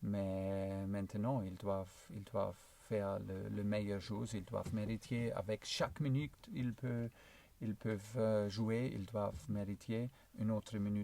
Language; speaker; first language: French; non-native, learner; German